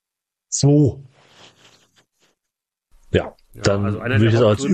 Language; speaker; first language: German; native; German